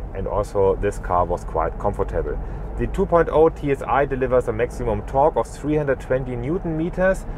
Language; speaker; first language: English; non-native, fluent; German